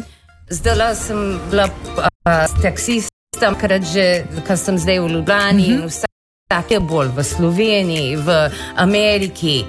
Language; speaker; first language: Slovenian; early bilingual, heritage; Slovenian